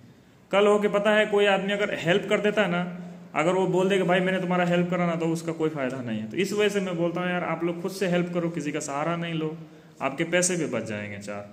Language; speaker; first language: Hindi; native; Hindi